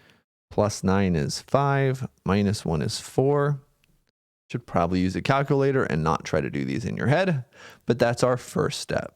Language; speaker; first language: English; native; English